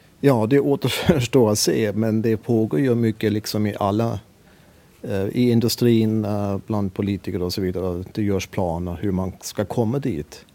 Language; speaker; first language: Swedish; non-native, fluent; German